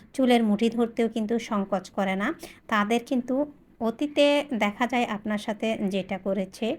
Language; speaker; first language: Bangla; non-native, local second language; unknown